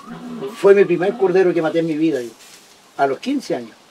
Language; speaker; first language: Spanish; native; Spanish